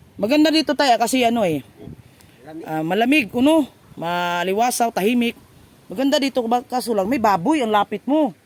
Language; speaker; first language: Filipino; non-native, local second language; Cebuano